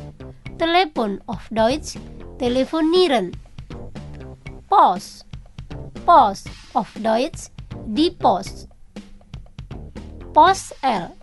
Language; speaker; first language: German; non-native, fluent; Indonesian